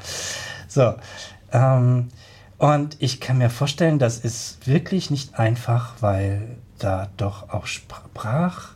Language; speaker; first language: German; native; German